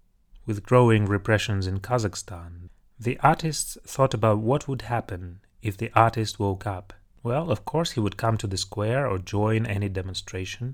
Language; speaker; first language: English; non-native, fluent; Russian